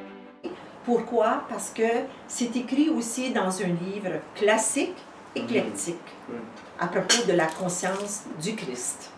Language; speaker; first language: French; native; French